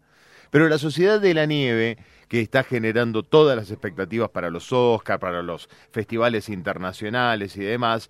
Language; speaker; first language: Spanish; native; Spanish